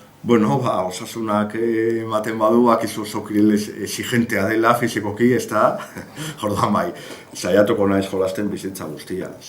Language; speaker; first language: Basque; non-native, local second language; Spanish